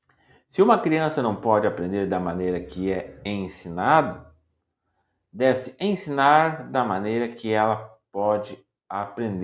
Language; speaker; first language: Portuguese; native; Portuguese